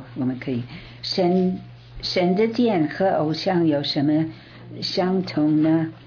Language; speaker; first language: Chinese; non-native, fluent; English